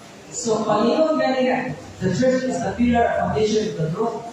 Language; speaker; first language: English; non-native, local second language; Cebuano